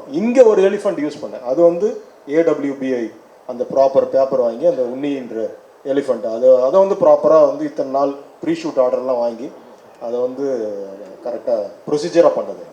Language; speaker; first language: Tamil; native; Tamil